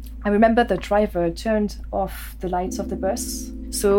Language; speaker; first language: English; non-native, fluent; French